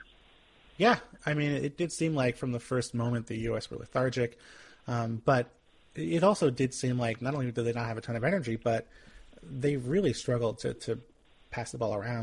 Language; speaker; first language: English; native; English